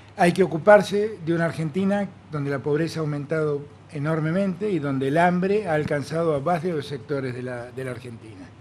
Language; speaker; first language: Spanish; native; Spanish